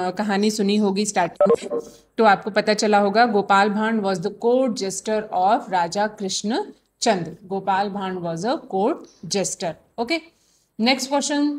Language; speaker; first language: Hindi; native; Hindi